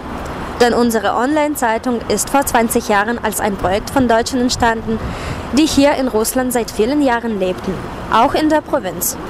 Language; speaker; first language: German; non-native, fluent; Russian